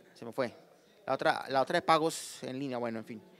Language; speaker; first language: Spanish; native; Spanish